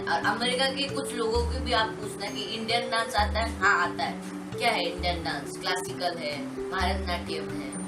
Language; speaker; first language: Hindi; non-native, local second language; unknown